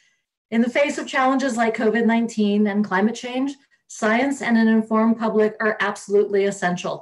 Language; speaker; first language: English; native; English